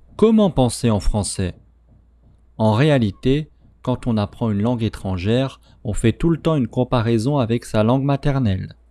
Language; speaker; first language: French; native; French